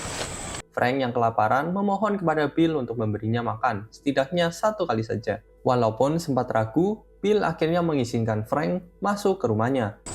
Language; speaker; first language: Indonesian; native; Indonesian